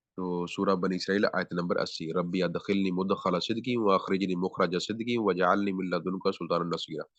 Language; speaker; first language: Urdu; non-native, local second language; Punjabi